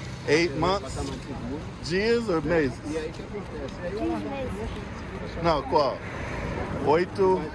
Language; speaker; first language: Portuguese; non-native, learner; English